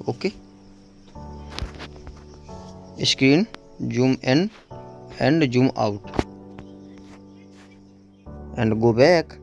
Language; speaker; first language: English; non-native, local second language; Hindi